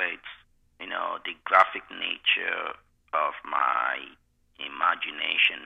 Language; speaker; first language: English; non-native, local second language; Igbo